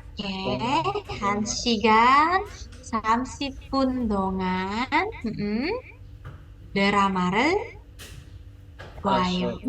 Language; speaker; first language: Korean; non-native, fluent; Indonesian